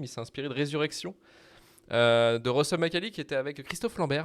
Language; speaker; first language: French; native; French